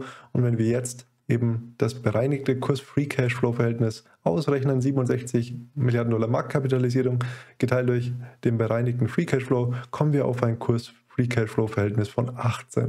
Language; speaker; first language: German; native; German